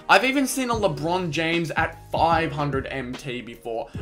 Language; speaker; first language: English; native; English